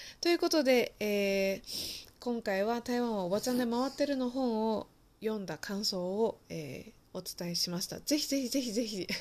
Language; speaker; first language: Japanese; early bilingual, other home language; Chinese